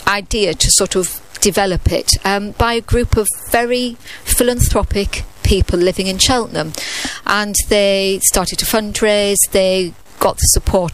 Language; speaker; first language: English; native; English